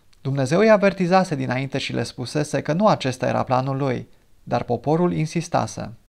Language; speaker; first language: Romanian; non-native, fluent; English